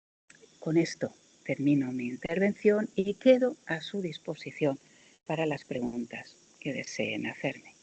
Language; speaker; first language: Spanish; native; Spanish